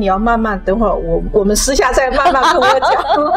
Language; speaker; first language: Chinese; native; Chinese